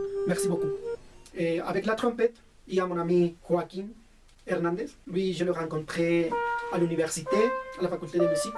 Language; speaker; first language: French; non-native, fluent; Spanish